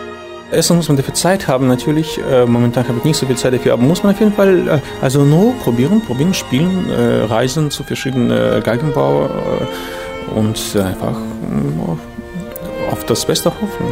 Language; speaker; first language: German; non-native, fluent; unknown